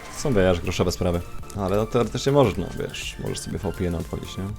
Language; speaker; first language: Polish; native; Polish